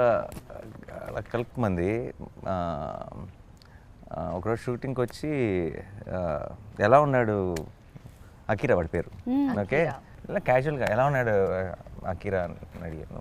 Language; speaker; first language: Telugu; native; Telugu